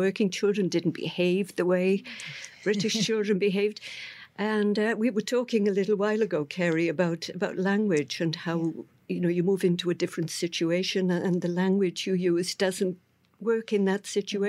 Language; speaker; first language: English; native; English